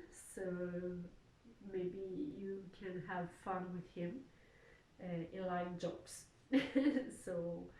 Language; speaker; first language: English; non-native, learner; French